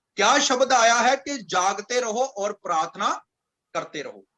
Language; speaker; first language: Hindi; non-native, local second language; Punjabi